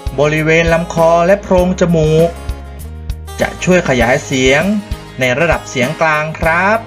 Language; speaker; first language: Thai; native; Thai